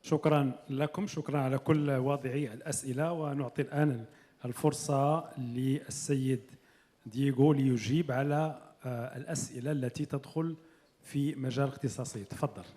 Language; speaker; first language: Arabic; native; Arabic